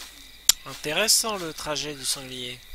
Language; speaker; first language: French; native; French